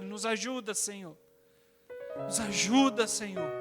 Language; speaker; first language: Portuguese; native; Portuguese